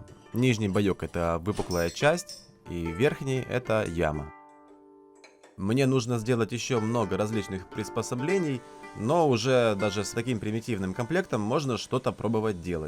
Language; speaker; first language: Russian; native; Russian